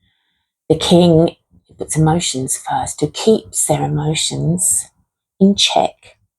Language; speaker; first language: English; native; English